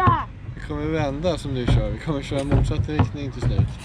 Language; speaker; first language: Swedish; native; Swedish